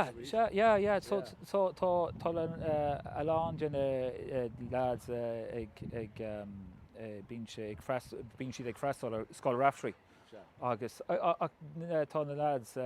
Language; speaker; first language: Irish; non-native, local second language; English